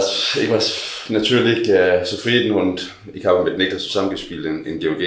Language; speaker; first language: German; non-native, learner; Danish